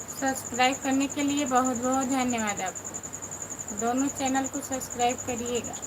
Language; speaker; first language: Hindi; native; Hindi